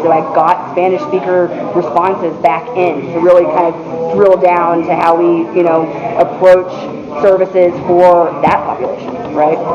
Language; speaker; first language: English; native; English